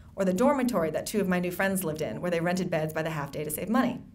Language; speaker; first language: English; native; English